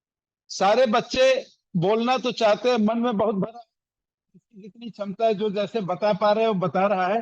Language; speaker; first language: Hindi; native; Hindi